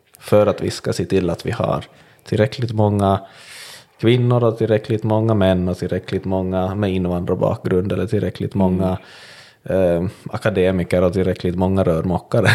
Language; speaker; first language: Swedish; native; Swedish